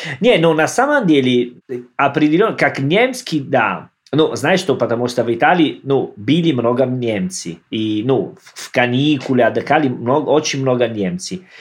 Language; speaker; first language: Russian; non-native, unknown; Italian